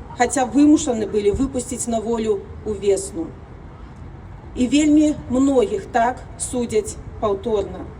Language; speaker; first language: Belarusian; non-native, local second language; Russian